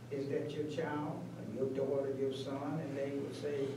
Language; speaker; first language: English; native; English